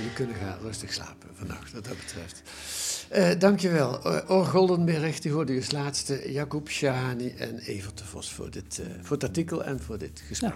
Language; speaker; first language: Dutch; native; Dutch